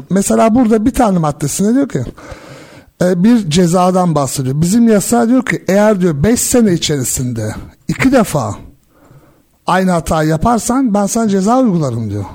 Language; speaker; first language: Turkish; early bilingual, heritage; Turkish